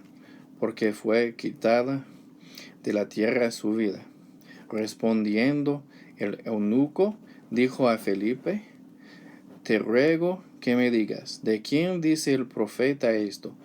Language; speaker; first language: Spanish; non-native, learner; English